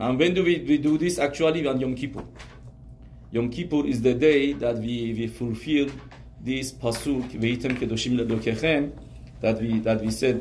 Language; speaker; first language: English; non-native, fluent; Persian